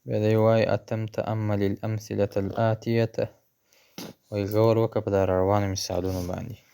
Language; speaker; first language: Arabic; non-native, fluent; Pashto